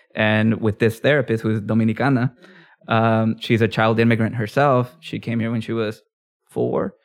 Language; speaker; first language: English; early bilingual, other home language; Spanish